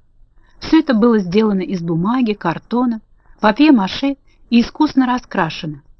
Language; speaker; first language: Russian; native; Russian